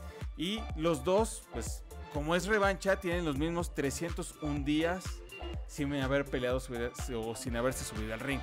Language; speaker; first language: Spanish; native; Spanish